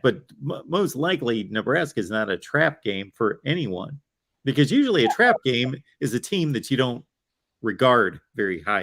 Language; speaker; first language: English; native; English